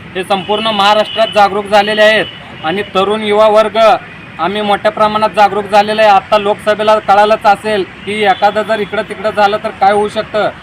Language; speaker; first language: Marathi; native; Marathi